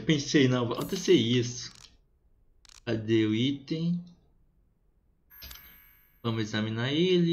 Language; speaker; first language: Portuguese; native; Portuguese